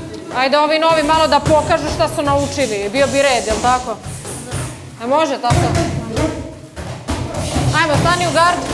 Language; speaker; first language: Serbian; native; Serbian